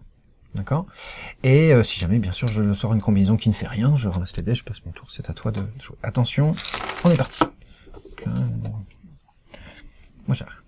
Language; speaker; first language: French; native; French